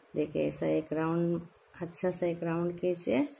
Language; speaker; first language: Hindi; non-native, local second language; Telugu